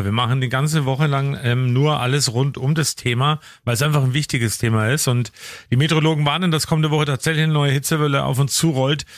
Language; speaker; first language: German; native; German